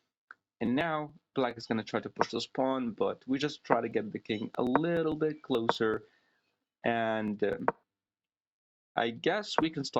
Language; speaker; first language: English; non-native, fluent; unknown